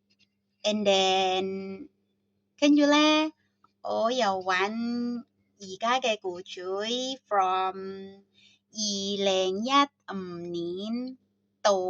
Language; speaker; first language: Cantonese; non-native, fluent; Indonesian